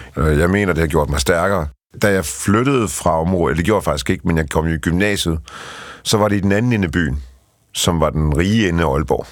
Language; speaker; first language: Danish; early bilingual, other home language; Polish